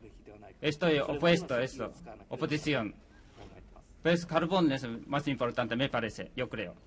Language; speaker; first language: Spanish; non-native, learner; Japanese